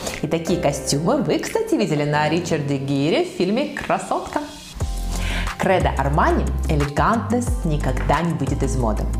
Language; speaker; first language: Russian; native; Russian